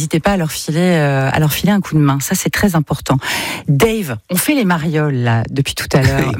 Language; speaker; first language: French; native; French